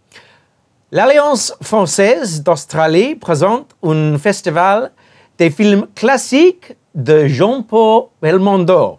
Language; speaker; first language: French; non-native, learner; English